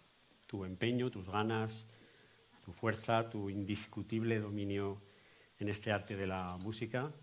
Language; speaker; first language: Spanish; native; Spanish